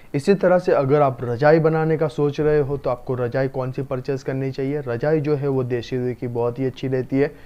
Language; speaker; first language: Hindi; non-native, local second language; Gujarati